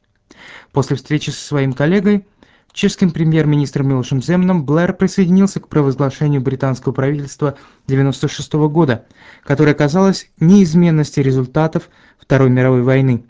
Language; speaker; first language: Russian; native; Russian